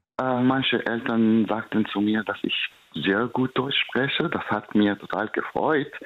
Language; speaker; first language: German; non-native, fluent; Arabic